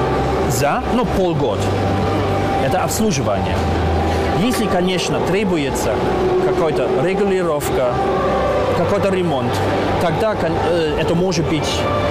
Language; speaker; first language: Russian; non-native, learner; German